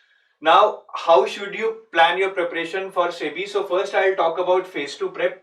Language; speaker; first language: English; non-native, local second language; Hindi